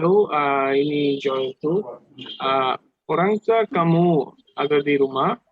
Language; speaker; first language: Indonesian; non-native, learner; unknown